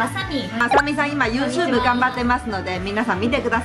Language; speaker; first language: Japanese; non-native, fluent; Chinese